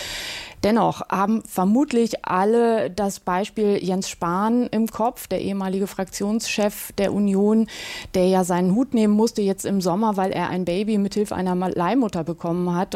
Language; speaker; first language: German; native; German